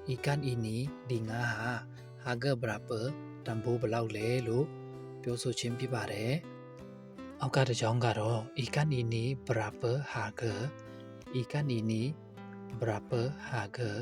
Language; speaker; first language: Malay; non-native, fluent; Burmese